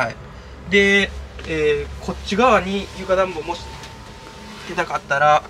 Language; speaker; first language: Japanese; native; Japanese